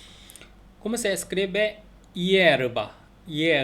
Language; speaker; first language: Spanish; non-native, learner; Korean